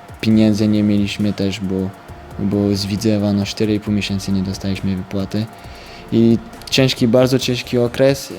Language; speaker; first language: Polish; early bilingual, heritage; French